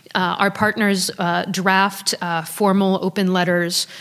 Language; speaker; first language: English; early bilingual, other home language; French